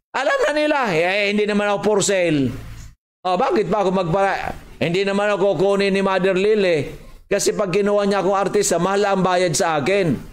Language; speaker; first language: Filipino; non-native, local second language; Bikol